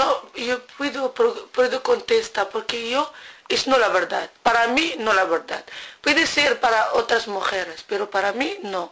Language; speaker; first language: Spanish; non-native, learner; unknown